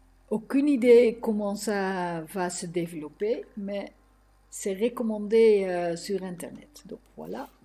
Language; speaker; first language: French; non-native, fluent; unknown